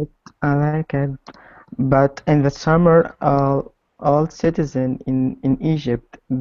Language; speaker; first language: English; non-native, learner; Arabic